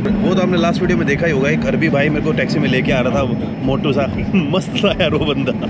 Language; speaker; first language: Hindi; native; Hindi